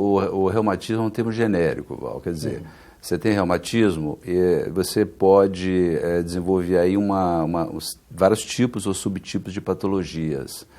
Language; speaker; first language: Portuguese; native; Portuguese